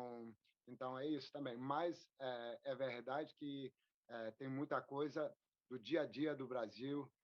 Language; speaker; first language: Portuguese; non-native, fluent; French